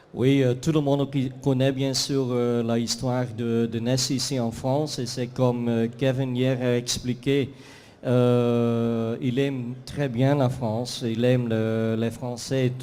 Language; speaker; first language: French; non-native, fluent; Dutch